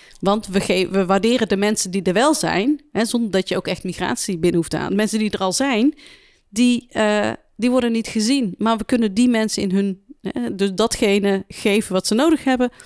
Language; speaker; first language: Dutch; early bilingual, other home language; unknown